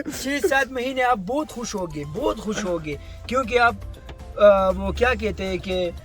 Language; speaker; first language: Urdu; non-native, local second language; Pashto